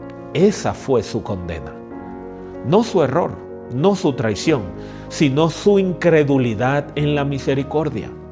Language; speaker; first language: Spanish; native; Spanish